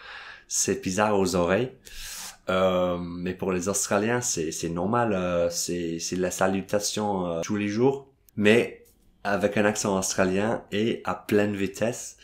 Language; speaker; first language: French; non-native, fluent; English